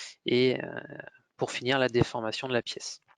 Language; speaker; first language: French; native; French